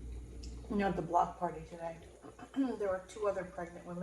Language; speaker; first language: English; native; English